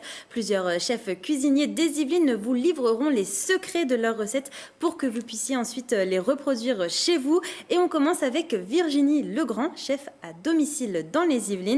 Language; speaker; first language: French; native; French